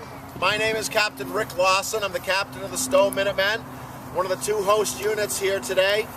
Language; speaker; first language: English; native; English